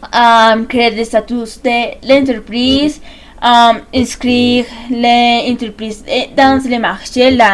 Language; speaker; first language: French; non-native, learner; Spanish